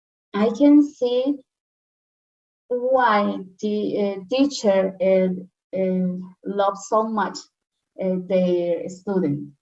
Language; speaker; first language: English; non-native, learner; Spanish